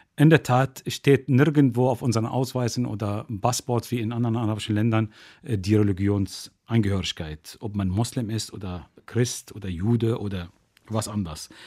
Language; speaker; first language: German; non-native, fluent; Arabic